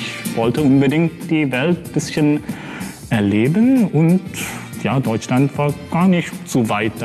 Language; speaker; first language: German; non-native, fluent; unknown